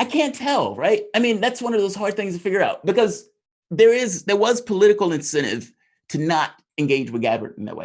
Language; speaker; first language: English; native; English